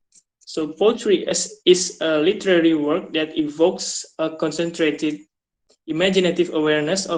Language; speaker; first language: English; non-native, fluent; Indonesian